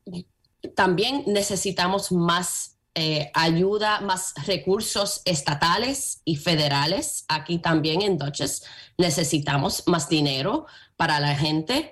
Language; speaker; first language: Spanish; early bilingual, heritage; Spanish